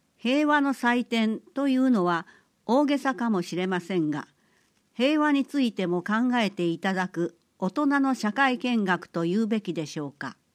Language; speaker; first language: Japanese; early bilingual, other home language; Persian